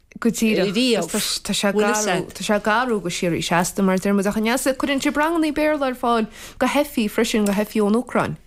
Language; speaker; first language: Irish; native; Irish